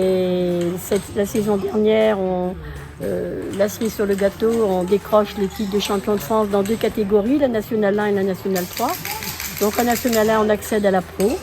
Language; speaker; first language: French; native; French